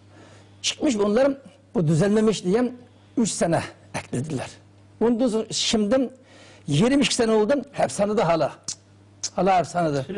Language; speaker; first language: Turkish; non-native, learner; Uyghur